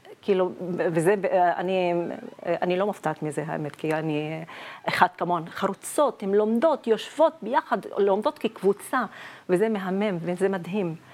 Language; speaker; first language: Hebrew; non-native, local second language; Arabic